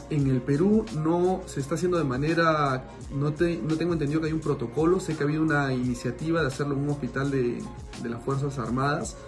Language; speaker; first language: Spanish; native; Spanish